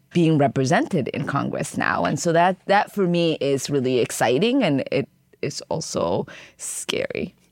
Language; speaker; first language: English; early bilingual, other home language; Somali